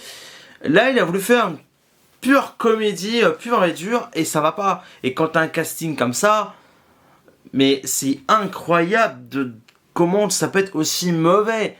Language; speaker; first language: French; native; French